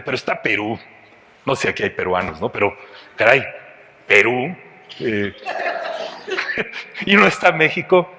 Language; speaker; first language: Spanish; native; Spanish